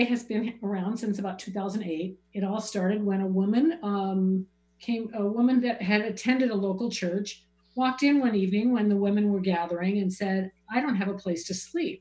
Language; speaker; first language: English; native; English